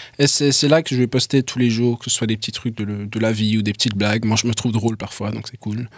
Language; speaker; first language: French; early bilingual, other home language; English